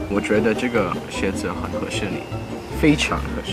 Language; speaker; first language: Chinese; non-native, learner; English